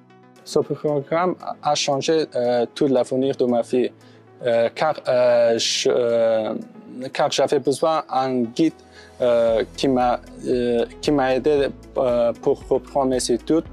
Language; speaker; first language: French; non-native, fluent; Persian